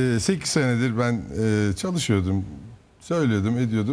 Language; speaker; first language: Turkish; native; Turkish